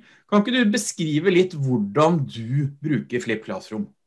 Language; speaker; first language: Norwegian; native; Norwegian